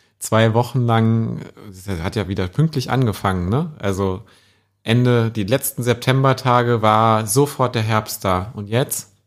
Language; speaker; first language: German; native; German